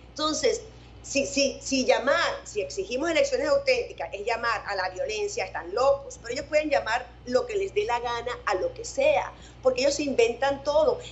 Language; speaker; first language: Spanish; native; Spanish